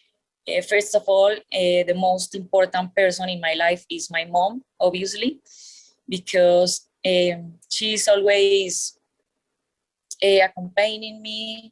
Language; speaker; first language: English; non-native, learner; Spanish